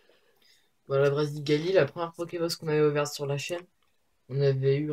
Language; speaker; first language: French; native; French